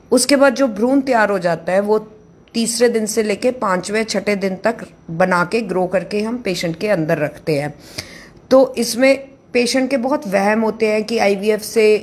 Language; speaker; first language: Hindi; non-native, local second language; Punjabi